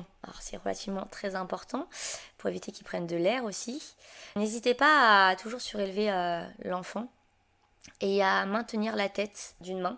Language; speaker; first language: French; native; French